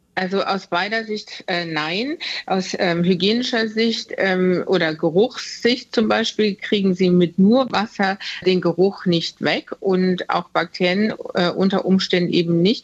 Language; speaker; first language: German; native; German